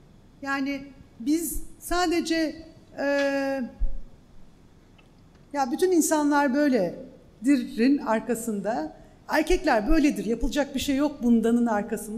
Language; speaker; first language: Turkish; native; Turkish